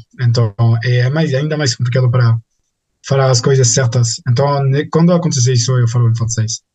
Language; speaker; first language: Portuguese; non-native, fluent; French